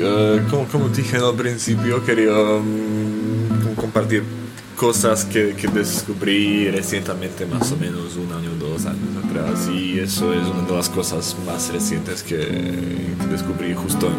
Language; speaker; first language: Spanish; non-native, fluent; Slovak